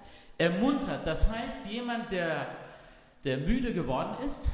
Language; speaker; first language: German; non-native, fluent; Arabic